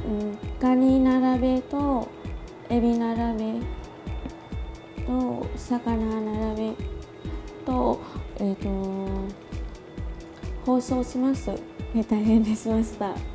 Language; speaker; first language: Japanese; non-native, learner; Vietnamese